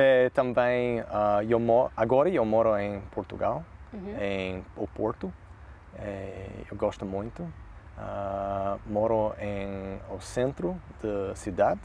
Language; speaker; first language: Portuguese; non-native, learner; English